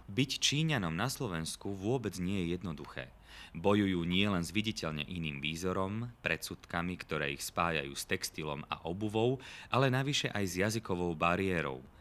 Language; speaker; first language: Slovak; native; Slovak